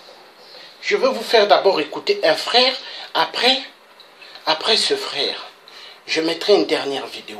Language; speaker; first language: French; non-native, local second language; Kongo